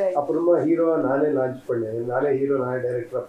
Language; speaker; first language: Tamil; non-native, learner; Kannada